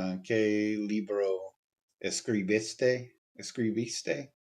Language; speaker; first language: Spanish; non-native, learner; English